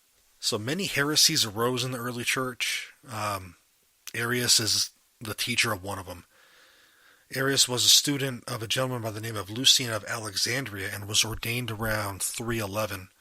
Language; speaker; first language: English; native; English